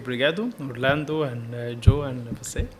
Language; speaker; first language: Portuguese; non-native, learner; Arabic